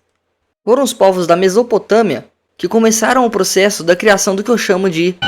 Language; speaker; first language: Portuguese; native; Portuguese